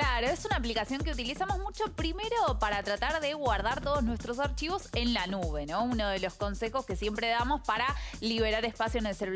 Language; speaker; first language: Spanish; native; Spanish